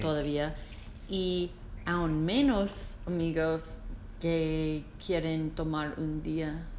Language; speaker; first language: Spanish; non-native, learner; English